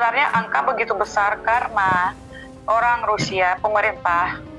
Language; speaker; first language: Indonesian; non-native, fluent; Russian